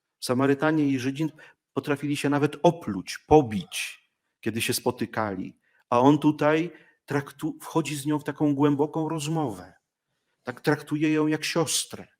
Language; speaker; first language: Polish; native; Polish